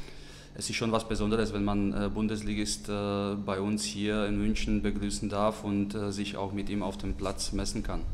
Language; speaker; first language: German; non-native, fluent; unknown